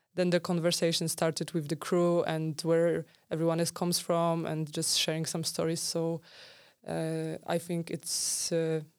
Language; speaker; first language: English; non-native, fluent; Polish